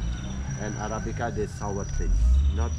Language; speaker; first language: English; non-native, learner; Indonesian